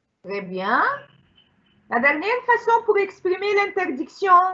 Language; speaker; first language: French; non-native, fluent; Arabic